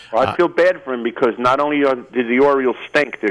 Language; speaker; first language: English; native; English